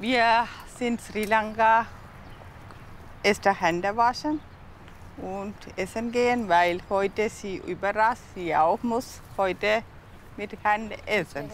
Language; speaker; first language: German; non-native, learner; Tamil